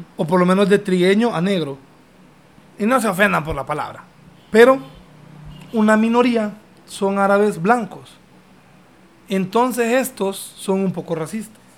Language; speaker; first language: Spanish; native; Spanish